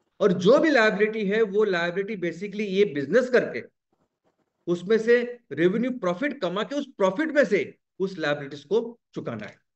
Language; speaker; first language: Hindi; non-native, local second language; Marathi